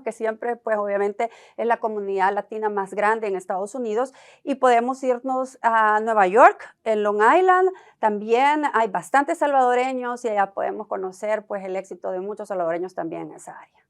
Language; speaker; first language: Spanish; native; Spanish